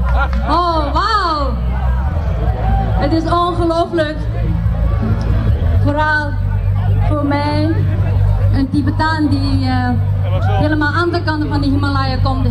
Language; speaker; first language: Dutch; non-native, fluent; Tibetan